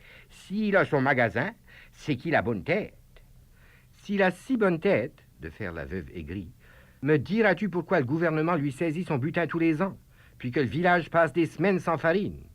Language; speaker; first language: French; native; French